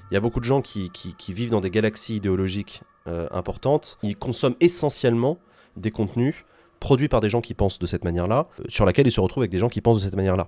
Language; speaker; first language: French; native; French